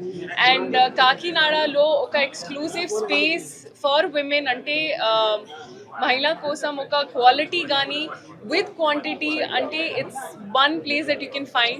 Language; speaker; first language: Telugu; non-native, local second language; Hindi